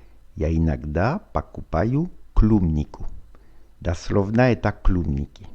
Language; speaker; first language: Russian; non-native, fluent; French